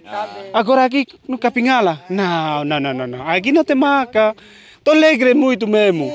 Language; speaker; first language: Portuguese; non-native, learner; Vietnamese